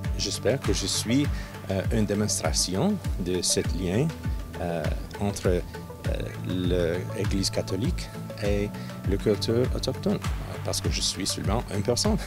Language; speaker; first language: French; non-native, learner; English